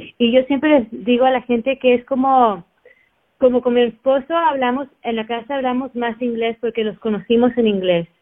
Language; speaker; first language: Spanish; early bilingual, heritage; Spanish